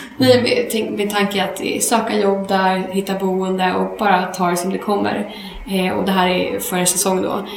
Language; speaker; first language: Swedish; native; Swedish